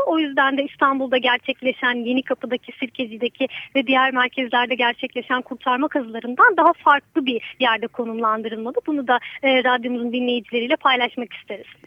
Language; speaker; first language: Turkish; native; Turkish